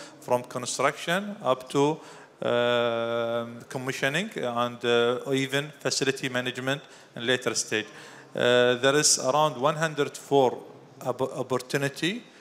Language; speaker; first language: English; non-native, fluent; Arabic